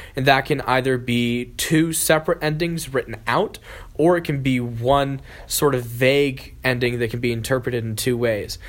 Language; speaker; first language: English; native; English